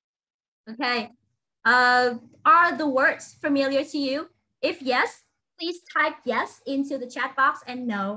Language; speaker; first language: English; non-native, fluent; Vietnamese